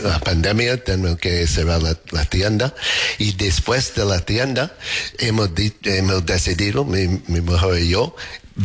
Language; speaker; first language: Spanish; non-native, learner; English